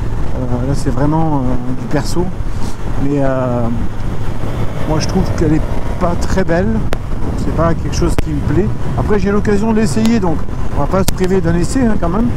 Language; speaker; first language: French; native; French